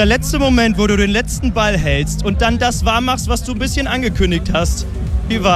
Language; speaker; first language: German; native; German